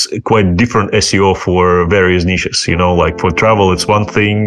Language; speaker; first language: English; non-native, fluent; Ukrainian